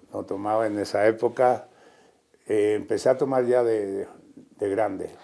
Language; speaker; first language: Spanish; native; Spanish